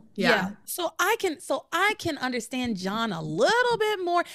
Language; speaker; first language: English; native; English